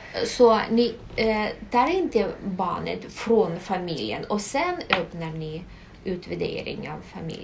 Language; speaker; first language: Swedish; non-native, fluent; Russian